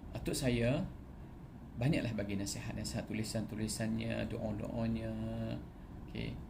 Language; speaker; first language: Malay; native; Malay